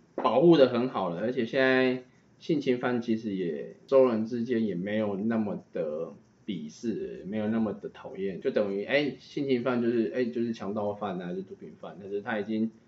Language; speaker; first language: Chinese; native; Chinese